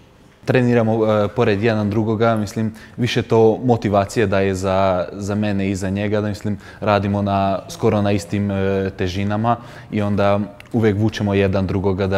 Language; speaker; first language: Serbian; non-native, local second language; Hungarian